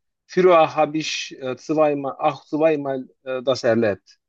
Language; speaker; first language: German; non-native, learner; Turkish